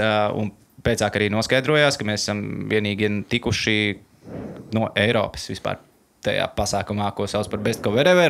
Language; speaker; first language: Latvian; native; Latvian